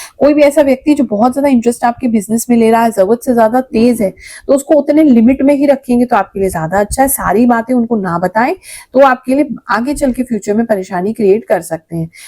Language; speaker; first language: Hindi; native; Hindi